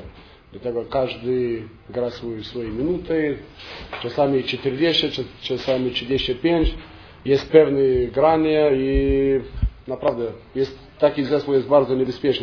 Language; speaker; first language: Polish; non-native, learner; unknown